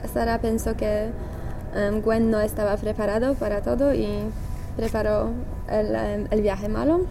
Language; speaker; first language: Spanish; non-native, learner; English